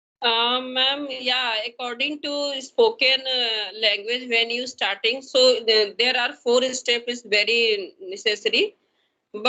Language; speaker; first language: English; non-native, learner; Hindi